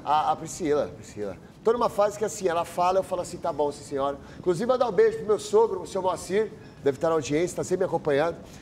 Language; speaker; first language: Portuguese; native; Portuguese